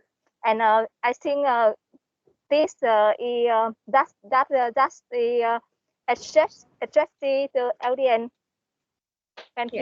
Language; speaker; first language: English; non-native, learner; Vietnamese